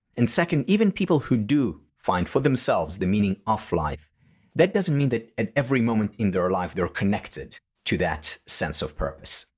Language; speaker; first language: English; non-native, fluent; Hebrew